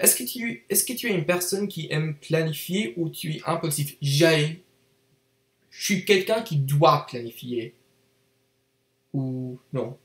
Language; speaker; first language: French; non-native, learner; English